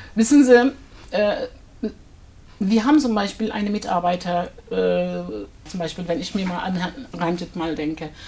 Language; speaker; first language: German; non-native, fluent; Turkish